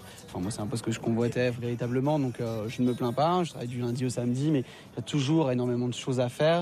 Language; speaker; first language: French; native; French